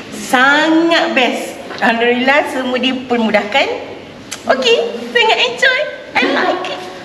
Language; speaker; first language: Malay; native; Malay